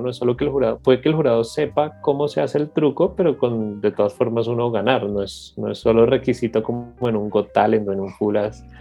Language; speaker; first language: Spanish; native; Spanish